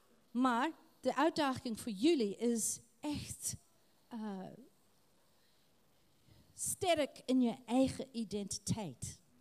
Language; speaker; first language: Dutch; non-native, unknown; English